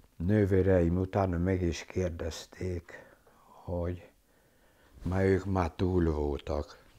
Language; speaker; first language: Hungarian; non-native, local second language; German